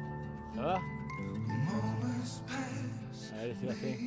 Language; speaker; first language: French; native; French